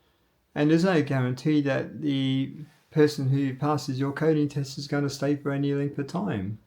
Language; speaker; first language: English; native; English